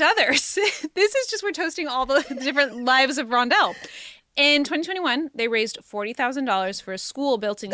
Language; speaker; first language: English; native; English